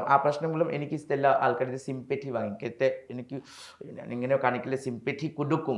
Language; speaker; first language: Malayalam; non-native, learner; Assamese